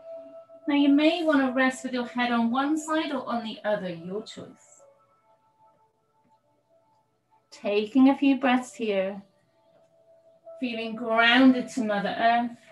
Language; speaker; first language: English; native; English